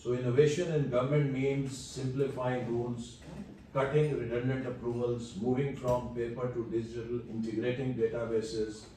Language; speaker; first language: English; non-native, local second language; Urdu